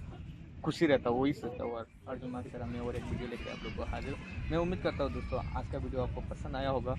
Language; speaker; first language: Hindi; non-native, local second language; Bangla